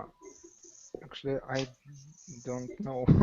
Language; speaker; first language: English; non-native, learner; Russian